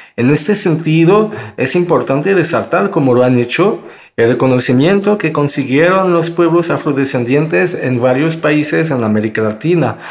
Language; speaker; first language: Spanish; non-native, fluent; French